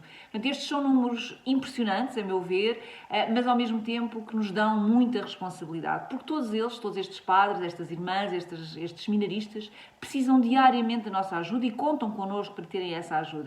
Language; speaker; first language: Portuguese; native; Portuguese